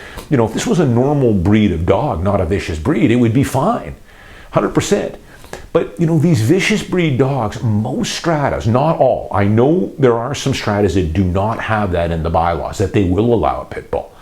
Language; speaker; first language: English; native; English